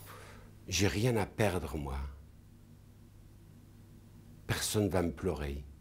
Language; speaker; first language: French; non-native, fluent; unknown